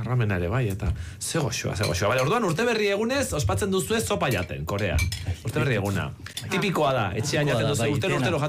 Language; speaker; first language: Basque; native; Basque